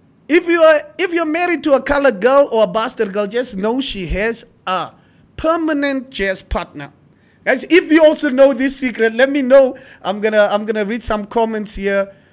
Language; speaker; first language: English; non-native, local second language; Afrikaans